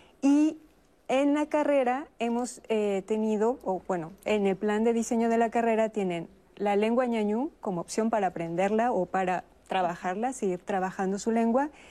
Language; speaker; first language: Spanish; native; Spanish